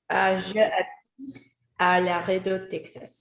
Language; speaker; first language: French; non-native, learner; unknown